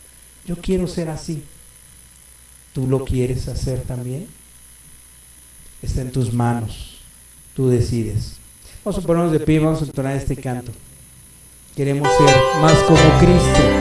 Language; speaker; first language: Spanish; native; Spanish